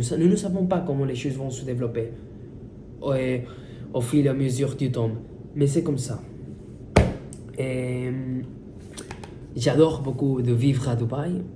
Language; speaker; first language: French; non-native, fluent; Spanish